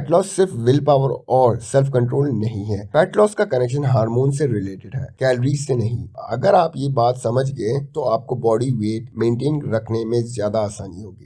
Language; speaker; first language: Hindi; native; Hindi